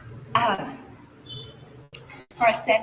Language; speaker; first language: English; non-native, learner; Vietnamese